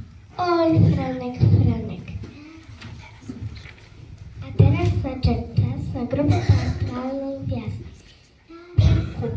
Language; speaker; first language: Polish; native; Polish